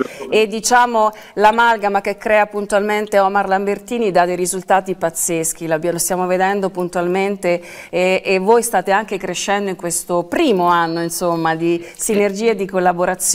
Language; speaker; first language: Italian; native; Italian